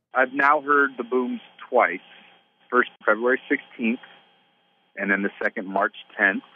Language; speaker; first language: English; native; English